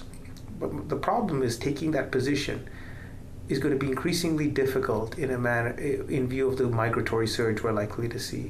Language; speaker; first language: English; non-native, local second language; Tamil